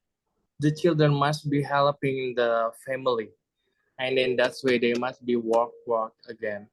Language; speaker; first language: English; non-native, learner; Indonesian